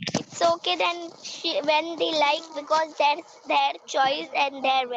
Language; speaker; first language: English; non-native, learner; Hindi